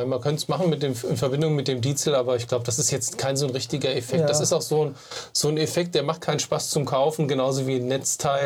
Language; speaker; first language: German; native; German